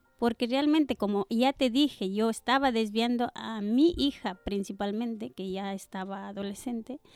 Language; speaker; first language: Spanish; native; Spanish